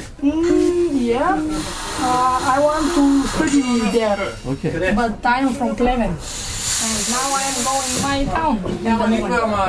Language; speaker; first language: English; non-native, learner; Bulgarian